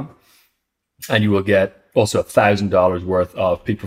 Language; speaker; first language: English; native; English